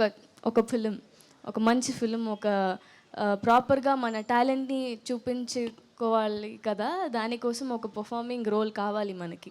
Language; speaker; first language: Telugu; non-native, learner; Tamil